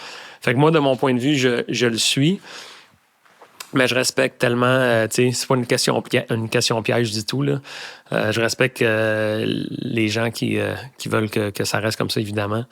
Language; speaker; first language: French; native; French